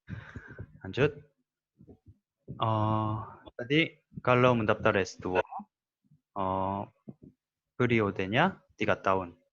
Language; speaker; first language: Indonesian; non-native, learner; Korean